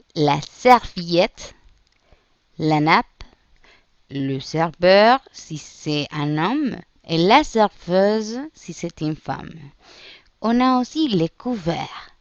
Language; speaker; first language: French; non-native, fluent; Spanish